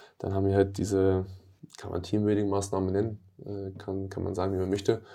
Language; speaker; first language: German; early bilingual, other home language; Albanian